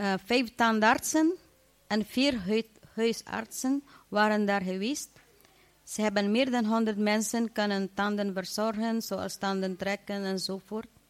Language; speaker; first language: Dutch; non-native, fluent; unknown